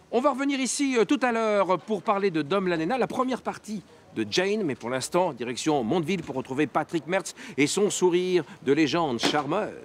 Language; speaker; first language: French; native; French